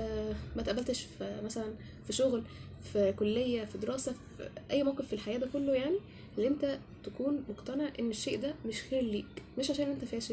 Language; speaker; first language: Arabic; native; Arabic